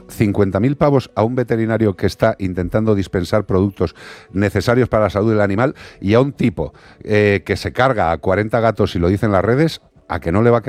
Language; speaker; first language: Spanish; native; Spanish